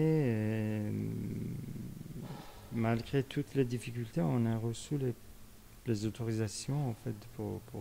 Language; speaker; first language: French; non-native, fluent; Persian